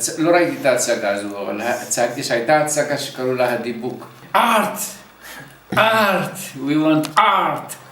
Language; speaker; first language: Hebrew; early bilingual, other home language; Arabic